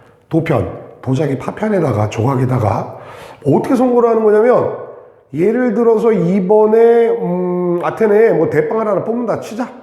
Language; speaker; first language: Korean; native; Korean